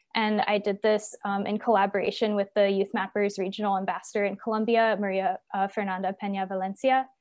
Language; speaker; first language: English; native; English